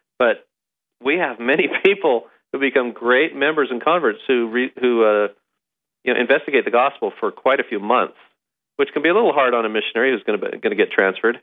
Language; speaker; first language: English; native; English